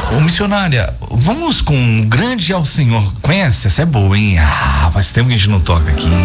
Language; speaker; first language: Portuguese; native; Portuguese